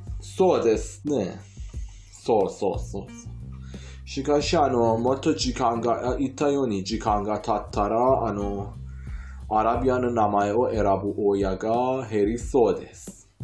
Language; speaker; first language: Japanese; non-native, fluent; Persian